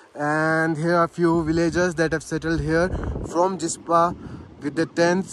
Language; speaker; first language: English; non-native, local second language; Hindi